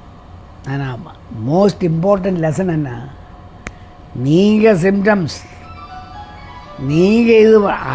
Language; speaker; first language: Tamil; non-native, local second language; Malayalam